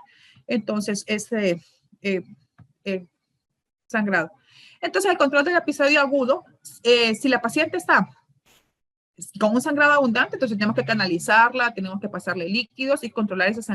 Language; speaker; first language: Spanish; native; Spanish